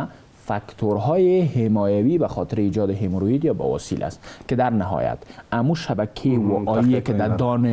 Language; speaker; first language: Persian; native; Persian